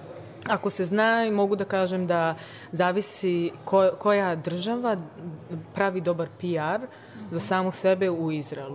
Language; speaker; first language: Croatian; early bilingual, other home language; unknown